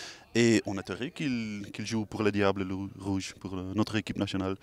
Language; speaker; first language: French; non-native, local second language; Dutch